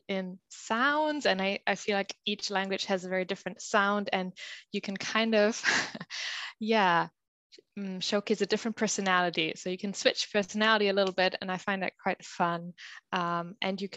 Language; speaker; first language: English; non-native, fluent; German